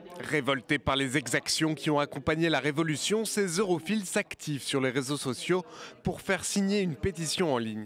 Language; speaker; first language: French; native; French